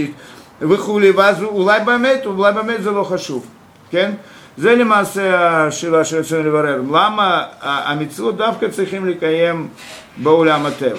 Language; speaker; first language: Hebrew; non-native, fluent; Russian